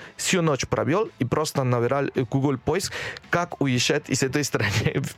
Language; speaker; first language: Russian; non-native, fluent; Spanish